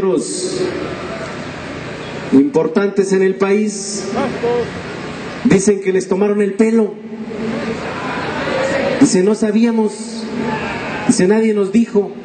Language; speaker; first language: Spanish; native; Spanish